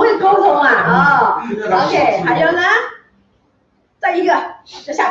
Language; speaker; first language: Chinese; native; Chinese